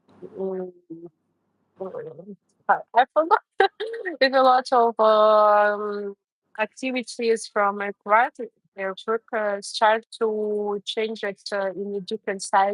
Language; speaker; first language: English; non-native, learner; Russian